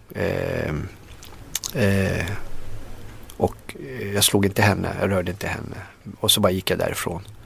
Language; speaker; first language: Swedish; early bilingual, other home language; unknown